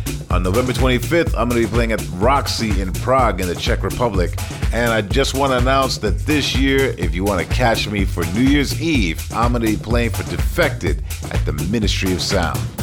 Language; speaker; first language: English; native; English